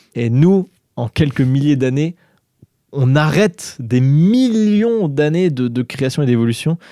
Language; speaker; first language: French; native; French